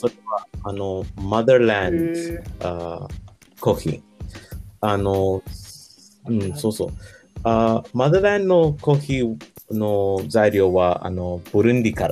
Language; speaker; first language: Japanese; non-native, learner; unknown